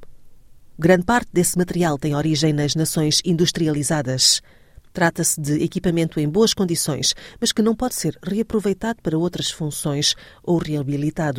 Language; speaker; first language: Portuguese; native; Portuguese